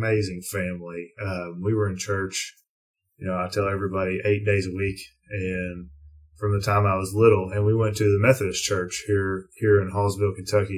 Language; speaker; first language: English; native; English